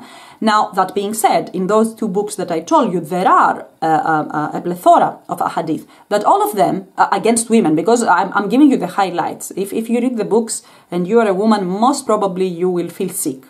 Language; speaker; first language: English; non-native, fluent; Greek